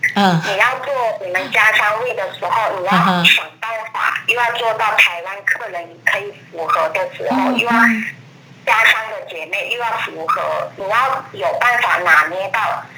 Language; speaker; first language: Chinese; native; Chinese